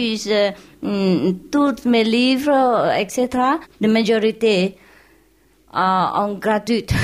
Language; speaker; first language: French; non-native, learner; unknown